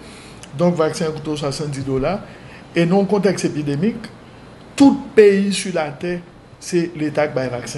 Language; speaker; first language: French; non-native, local second language; Haitian Creole